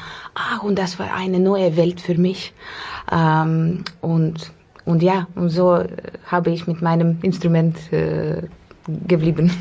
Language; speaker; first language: German; non-native, learner; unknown